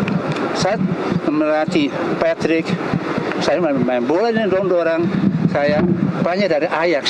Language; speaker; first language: Indonesian; early bilingual, heritage; Indonesian